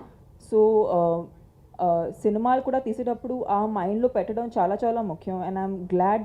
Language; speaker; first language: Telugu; non-native, local second language; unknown